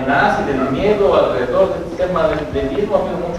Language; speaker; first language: Spanish; native; Spanish